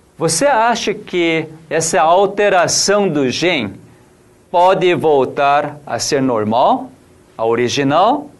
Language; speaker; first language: Portuguese; non-native, fluent; Korean